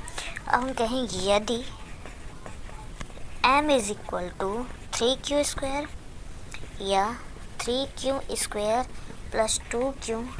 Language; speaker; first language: Hindi; native; Hindi